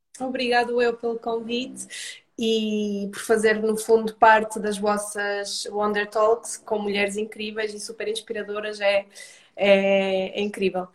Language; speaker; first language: Portuguese; early bilingual, other home language; Russian